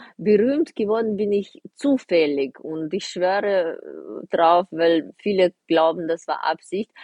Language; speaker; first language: German; non-native, fluent; Russian